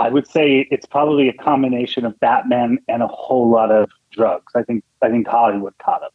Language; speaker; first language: English; native; English